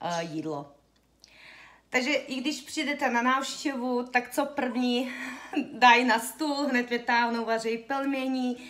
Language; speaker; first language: Czech; early bilingual, heritage; Russian